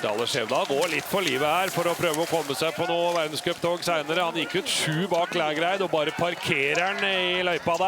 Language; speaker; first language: Norwegian; native; Norwegian